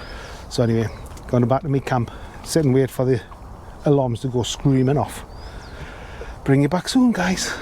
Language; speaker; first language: English; native; English